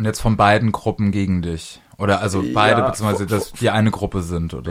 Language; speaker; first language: German; native; German